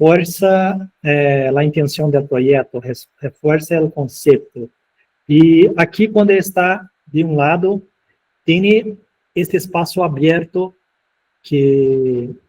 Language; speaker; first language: Spanish; non-native, fluent; Portuguese